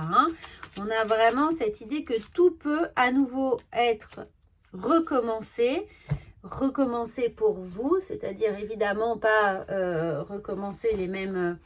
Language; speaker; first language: French; native; French